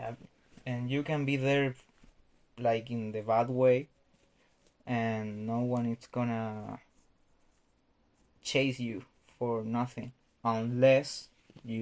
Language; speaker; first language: English; non-native, fluent; Spanish